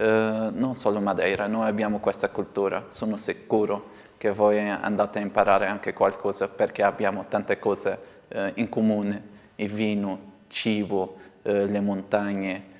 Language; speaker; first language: Italian; non-native, fluent; Portuguese